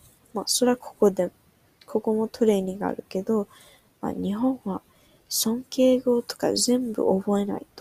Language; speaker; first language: Japanese; non-native, learner; English